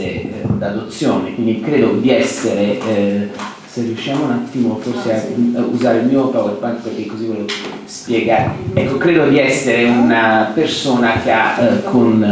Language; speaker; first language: Italian; native; Italian